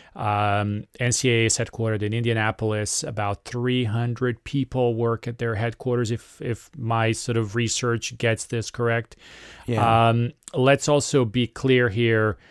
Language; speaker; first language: English; non-native, fluent; Serbian